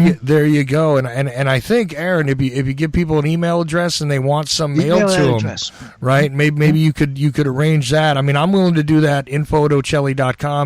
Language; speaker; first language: English; native; English